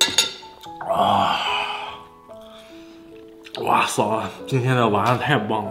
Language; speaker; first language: Chinese; native; Chinese